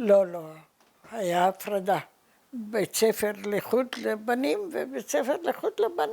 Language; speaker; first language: Hebrew; early bilingual, other home language; Arabic